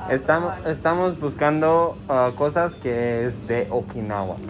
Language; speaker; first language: Spanish; non-native, learner; English